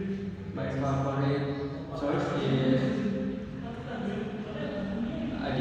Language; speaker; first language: English; non-native, learner; Indonesian